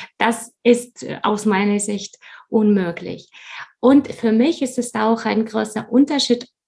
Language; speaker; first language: German; non-native, fluent; Russian